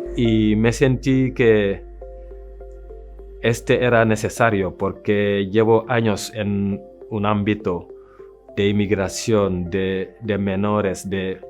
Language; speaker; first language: Spanish; non-native, local second language; French